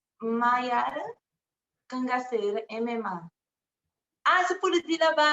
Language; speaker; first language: French; non-native, learner; Portuguese